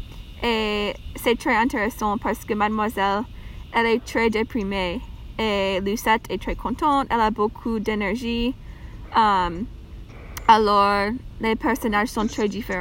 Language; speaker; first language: French; non-native, learner; English